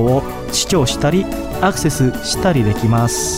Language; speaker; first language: Japanese; non-native, fluent; Indonesian